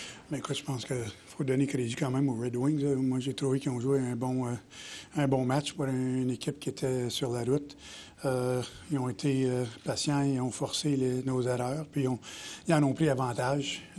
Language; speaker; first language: French; native; French